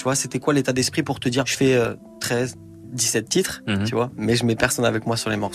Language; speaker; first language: French; native; French